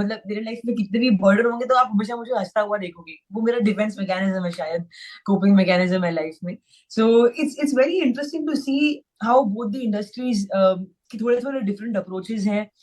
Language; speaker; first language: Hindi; native; Hindi